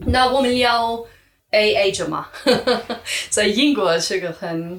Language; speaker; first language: Chinese; non-native, learner; English